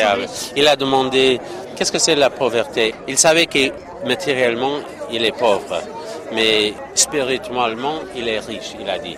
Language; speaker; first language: French; non-native, learner; English